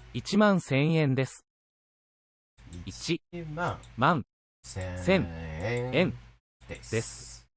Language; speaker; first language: Japanese; non-native, learner; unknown